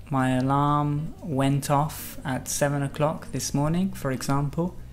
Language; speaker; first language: English; native; English